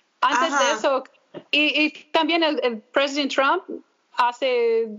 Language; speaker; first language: Spanish; early bilingual, heritage; English